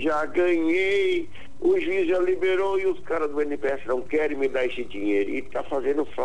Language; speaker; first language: Portuguese; native; Portuguese